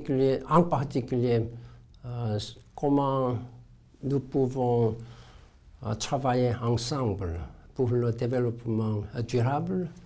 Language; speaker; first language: French; non-native, learner; Korean